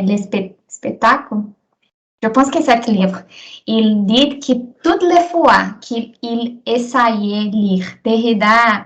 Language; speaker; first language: French; non-native, learner; Portuguese